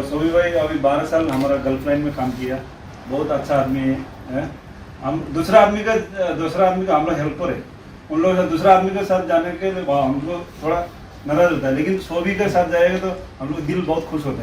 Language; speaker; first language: Hindi; non-native, learner; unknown